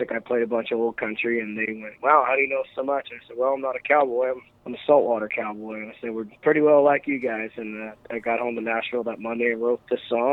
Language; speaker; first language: English; native; English